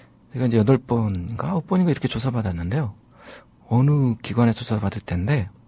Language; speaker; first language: Korean; native; Korean